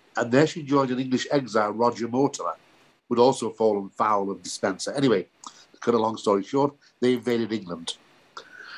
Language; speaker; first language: English; native; English